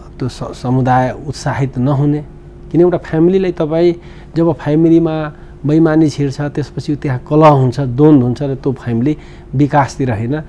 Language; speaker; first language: Nepali; non-native, local second language; Bhojpuri